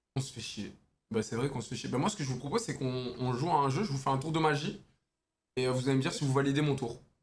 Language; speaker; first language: French; native; French